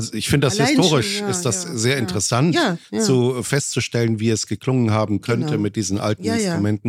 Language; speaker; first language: German; native; German